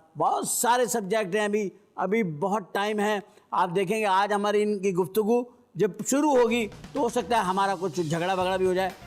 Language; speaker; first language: Hindi; native; Hindi